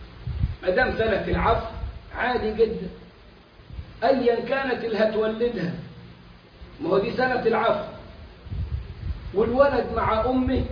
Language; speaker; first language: Arabic; native; Arabic